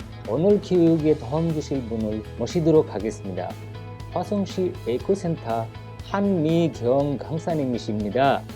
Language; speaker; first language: Korean; non-native, fluent; Bangla